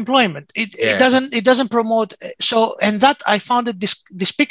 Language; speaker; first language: English; non-native, fluent; Greek